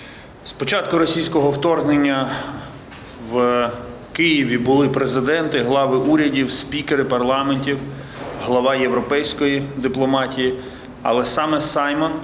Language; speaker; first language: Ukrainian; native; Ukrainian